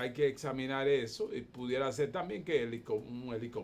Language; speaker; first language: Spanish; native; Spanish